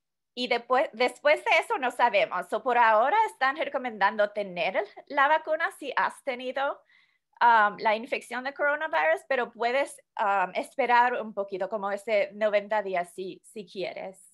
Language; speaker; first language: Spanish; non-native, fluent; English